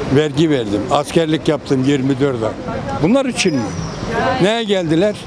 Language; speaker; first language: Turkish; native; Turkish